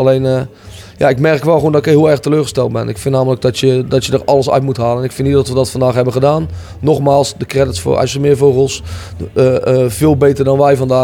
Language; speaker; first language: Dutch; native; Dutch